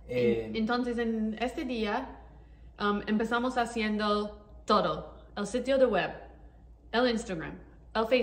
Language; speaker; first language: Spanish; non-native, learner; English